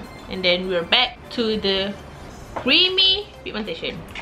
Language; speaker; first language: English; non-native, local second language; Malay